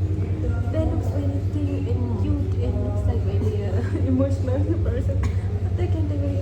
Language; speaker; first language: English; non-native, learner; Tibetan